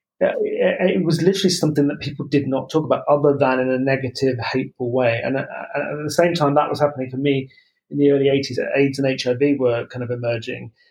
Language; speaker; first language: English; native; English